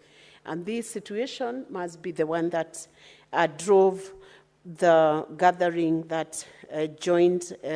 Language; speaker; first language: English; non-native, local second language; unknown